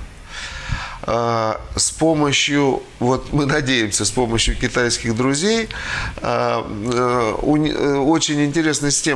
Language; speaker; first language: Russian; native; Russian